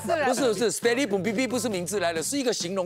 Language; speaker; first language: Chinese; native; Chinese